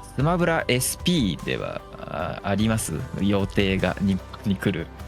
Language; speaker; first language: Japanese; native; Japanese